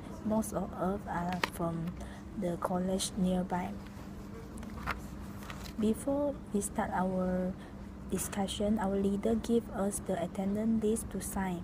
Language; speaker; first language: English; non-native, local second language; Malay